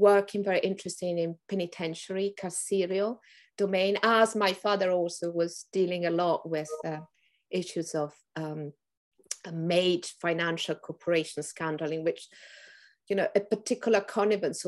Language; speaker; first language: English; non-native, fluent; Italian